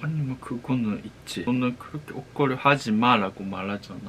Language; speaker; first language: Korean; non-native, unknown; Japanese